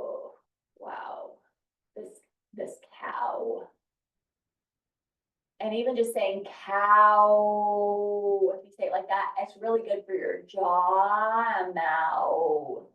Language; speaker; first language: English; native; English